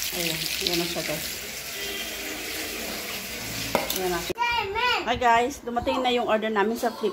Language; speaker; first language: Filipino; native; Filipino